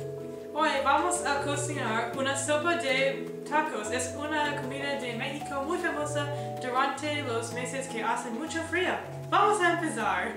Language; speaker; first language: Spanish; non-native, learner; English